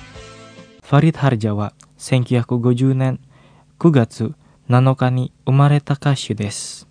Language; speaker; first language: Japanese; non-native, fluent; Indonesian